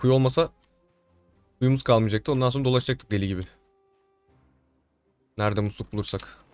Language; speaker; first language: Turkish; native; Turkish